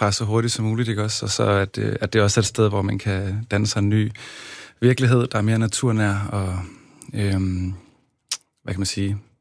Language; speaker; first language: Danish; native; Danish